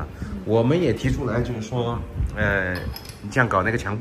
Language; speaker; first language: Chinese; native; Chinese